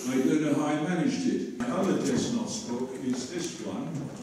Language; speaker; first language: English; native; English